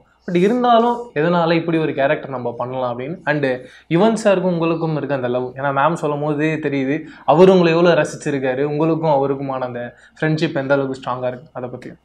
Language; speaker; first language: Tamil; native; Tamil